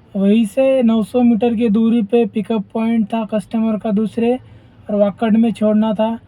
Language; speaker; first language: Hindi; non-native, local second language; Marathi